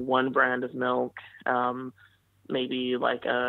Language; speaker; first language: English; native; English